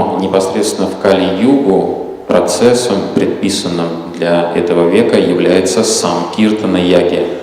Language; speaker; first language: Russian; native; Russian